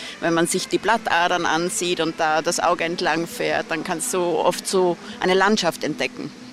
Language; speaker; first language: German; native; German